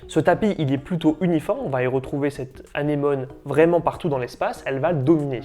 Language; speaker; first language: French; native; French